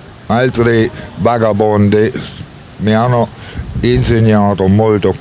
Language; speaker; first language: Italian; non-native, learner; German